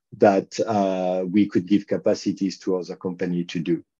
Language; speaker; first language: English; non-native, fluent; French